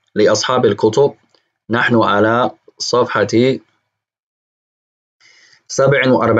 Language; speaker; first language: Arabic; non-native, fluent; English